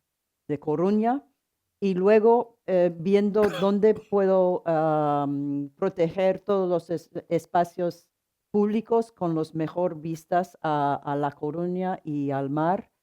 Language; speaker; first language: Spanish; non-native, fluent; English